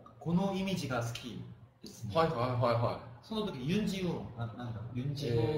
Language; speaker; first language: Japanese; non-native, fluent; Korean